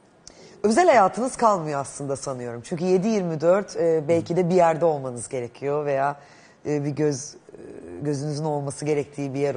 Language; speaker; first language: Turkish; native; Turkish